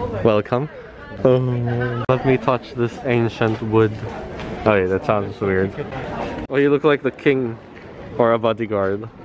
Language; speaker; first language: English; non-native, local second language; Filipino